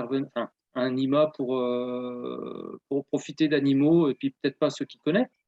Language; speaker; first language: French; native; French